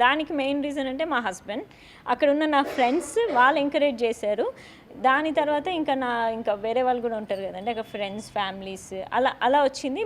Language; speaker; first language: Telugu; native; Telugu